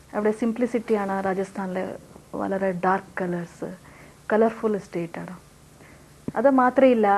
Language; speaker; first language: Malayalam; non-native, local second language; Hindi